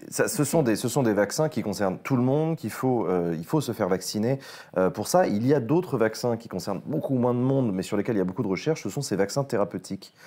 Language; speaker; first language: French; native; French